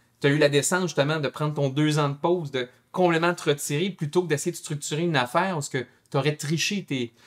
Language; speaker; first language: French; native; French